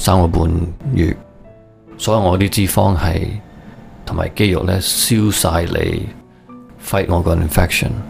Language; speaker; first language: Cantonese; early bilingual, heritage; Cantonese